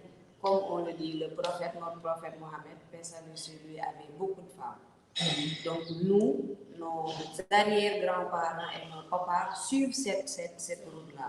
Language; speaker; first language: French; non-native, local second language; Wolof